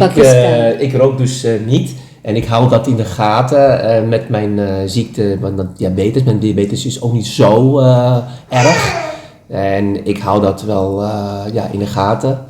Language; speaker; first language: Dutch; non-native, fluent; Indonesian